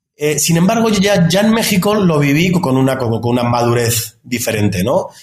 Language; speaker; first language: Spanish; native; Spanish